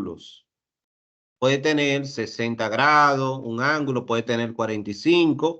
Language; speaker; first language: Spanish; native; Spanish